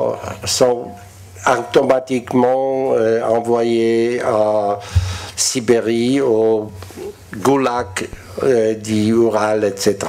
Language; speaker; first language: French; non-native, learner; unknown